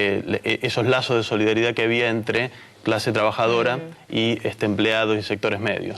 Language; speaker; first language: Spanish; native; Spanish